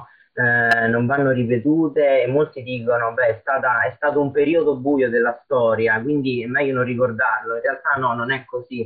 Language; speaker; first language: Italian; native; Italian